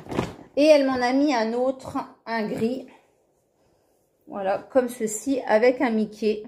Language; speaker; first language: French; native; French